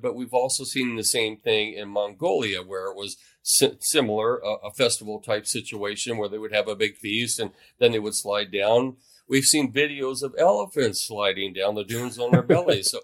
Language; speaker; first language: English; native; English